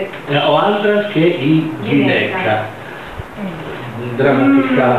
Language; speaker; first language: Greek; non-native, learner; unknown